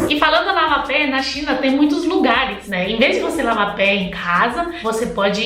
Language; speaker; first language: Portuguese; non-native, fluent; Chinese